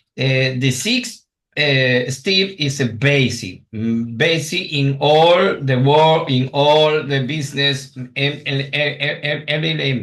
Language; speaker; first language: English; non-native, learner; Spanish